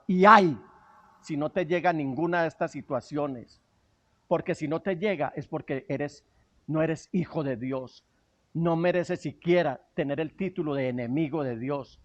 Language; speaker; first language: Spanish; native; Spanish